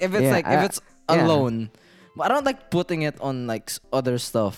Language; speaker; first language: English; non-native, local second language; Filipino